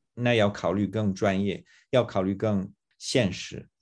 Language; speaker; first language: Chinese; non-native, fluent; English